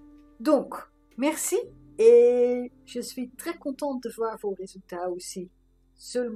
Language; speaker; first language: French; non-native, fluent; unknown